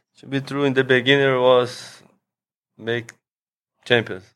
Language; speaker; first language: English; non-native, learner; Portuguese